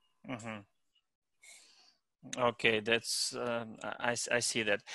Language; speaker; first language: English; non-native, fluent; Ukrainian